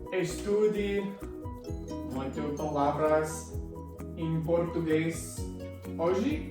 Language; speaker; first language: Portuguese; non-native, learner; English